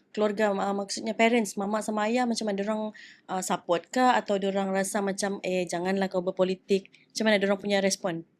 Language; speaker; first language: Malay; native; Malay